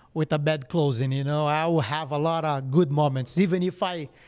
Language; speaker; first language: English; non-native, fluent; Portuguese